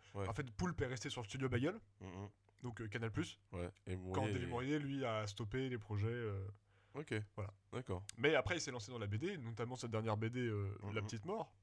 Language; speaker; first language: French; native; French